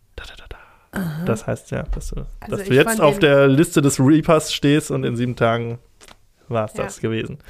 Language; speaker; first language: German; native; German